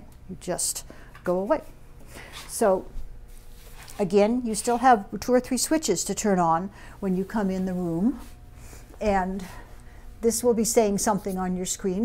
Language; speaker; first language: English; native; English